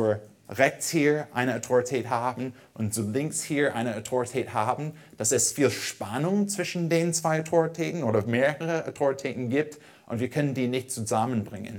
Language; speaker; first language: German; non-native, fluent; English